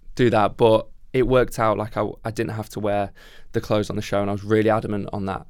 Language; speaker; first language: English; native; English